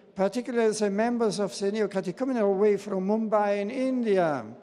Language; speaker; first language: English; non-native, fluent; German